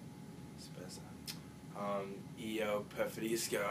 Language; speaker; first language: Italian; non-native, learner; English